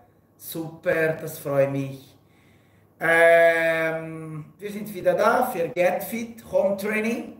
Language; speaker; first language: German; non-native, fluent; Portuguese